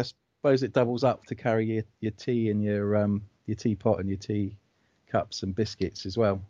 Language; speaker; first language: English; native; English